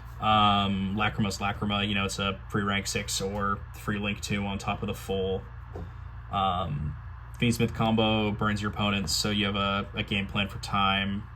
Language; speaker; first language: English; native; English